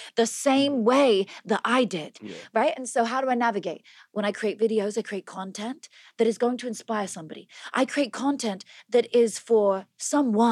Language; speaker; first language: English; native; English